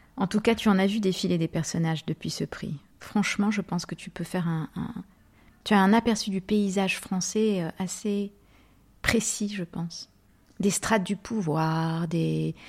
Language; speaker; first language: French; native; French